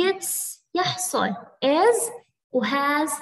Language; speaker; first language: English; non-native, fluent; Arabic